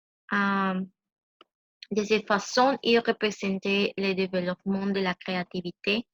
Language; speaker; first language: French; non-native, learner; Spanish